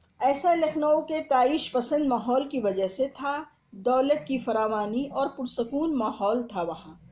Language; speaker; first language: Urdu; native; Urdu